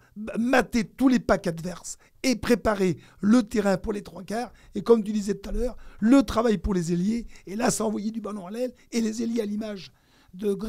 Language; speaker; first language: French; native; French